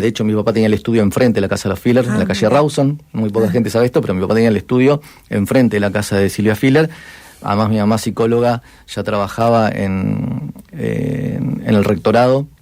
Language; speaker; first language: Spanish; native; Spanish